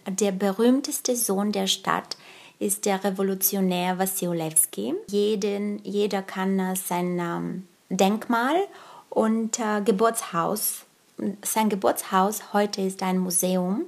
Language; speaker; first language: German; early bilingual, other home language; Bulgarian